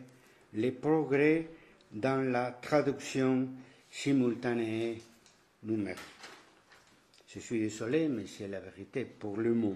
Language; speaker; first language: French; non-native, fluent; Spanish